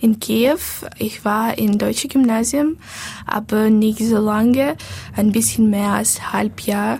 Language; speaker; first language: German; non-native, learner; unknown